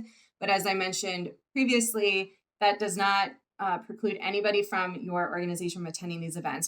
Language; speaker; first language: English; native; English